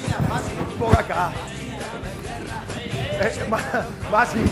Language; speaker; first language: Spanish; native; Spanish